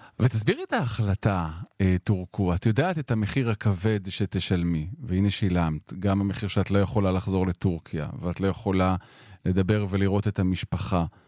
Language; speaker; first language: Hebrew; native; Hebrew